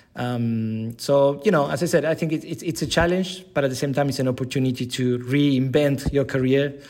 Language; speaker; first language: English; non-native, fluent; Spanish